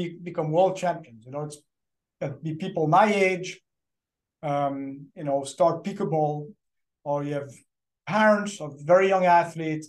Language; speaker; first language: English; non-native, fluent; French